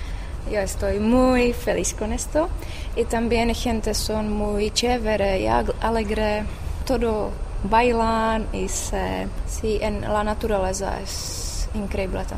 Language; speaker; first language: Spanish; non-native, learner; Czech